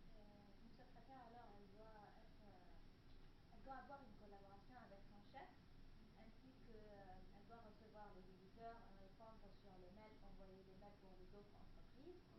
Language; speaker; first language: French; non-native, learner; Arabic